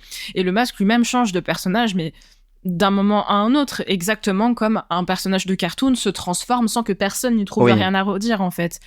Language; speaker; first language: French; native; French